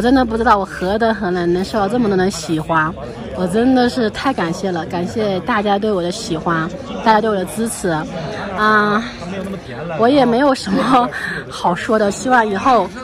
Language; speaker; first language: Chinese; native; Chinese